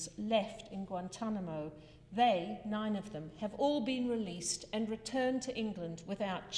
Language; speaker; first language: English; native; English